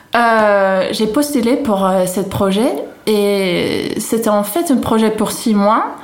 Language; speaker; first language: French; non-native, fluent; Dutch